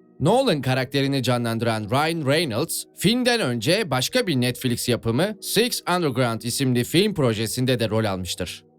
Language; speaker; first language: Turkish; native; Turkish